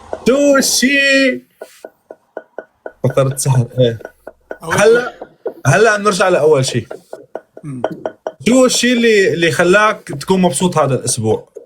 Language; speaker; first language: Arabic; native; Arabic